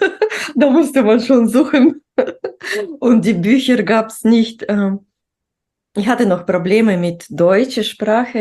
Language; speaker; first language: German; non-native, fluent; Russian